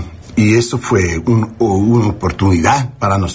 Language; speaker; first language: Spanish; non-native, learner; English